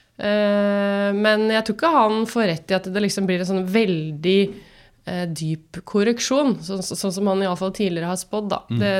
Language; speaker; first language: Norwegian; native; Norwegian